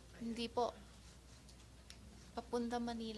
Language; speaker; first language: Filipino; non-native, learner; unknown